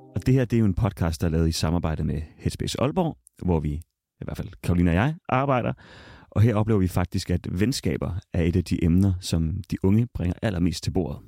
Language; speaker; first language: Danish; native; Danish